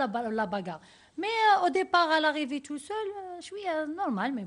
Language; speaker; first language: French; non-native, learner; Arabic